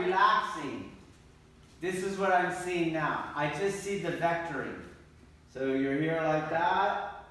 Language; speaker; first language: English; native; English